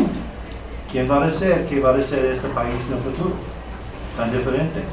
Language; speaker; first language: Spanish; non-native, fluent; English